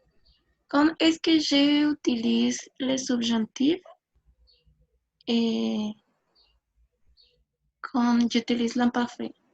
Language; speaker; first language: French; non-native, learner; Spanish